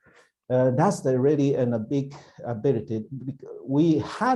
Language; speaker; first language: English; non-native, learner; Chinese